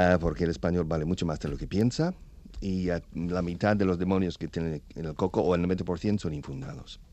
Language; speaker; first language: Spanish; non-native, fluent; English